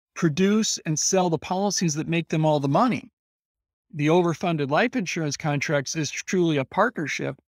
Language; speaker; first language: English; native; English